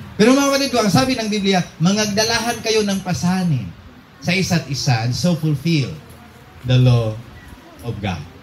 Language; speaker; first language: Filipino; non-native, local second language; Cebuano